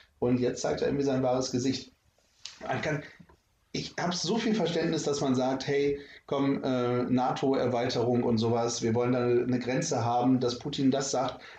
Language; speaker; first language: German; native; German